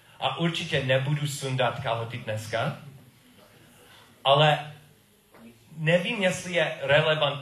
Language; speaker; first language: Czech; non-native, learner; English